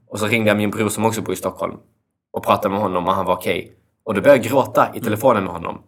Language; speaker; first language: Swedish; early bilingual, other home language; Albanian